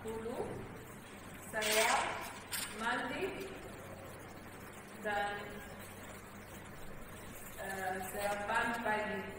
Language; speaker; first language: Indonesian; non-native, learner; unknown